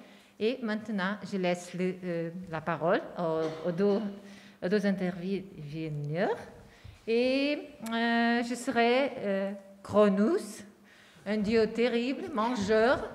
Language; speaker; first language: French; non-native, fluent; Portuguese